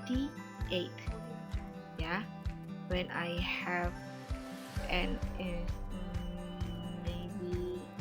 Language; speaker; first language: English; non-native, learner; Indonesian